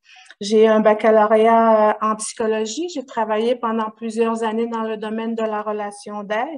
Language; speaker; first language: French; non-native, local second language; Innu-aimun